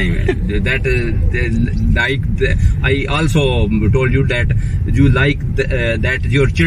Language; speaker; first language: English; non-native, learner; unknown